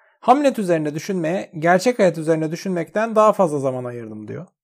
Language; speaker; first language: Turkish; native; Turkish